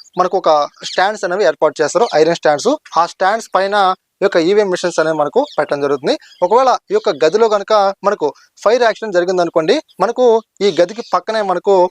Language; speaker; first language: Telugu; native; Telugu